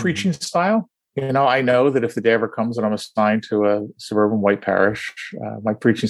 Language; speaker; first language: English; native; English